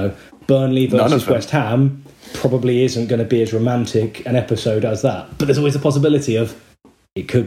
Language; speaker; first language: English; native; English